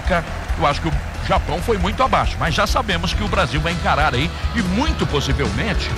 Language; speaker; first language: Portuguese; native; Portuguese